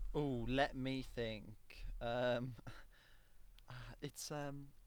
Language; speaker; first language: English; native; English